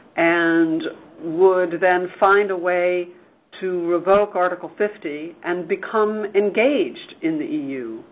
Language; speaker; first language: English; native; English